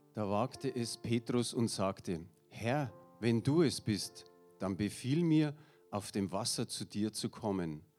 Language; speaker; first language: German; non-native, fluent; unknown